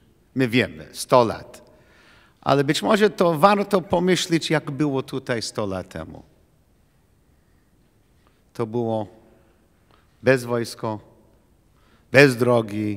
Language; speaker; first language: Polish; non-native, learner; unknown